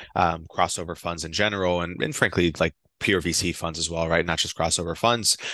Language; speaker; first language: English; non-native, fluent; Portuguese